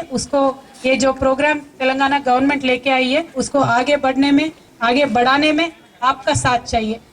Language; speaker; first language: Hindi; non-native, local second language; Telugu